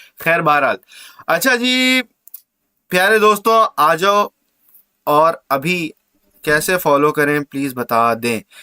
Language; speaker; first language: Urdu; native; Urdu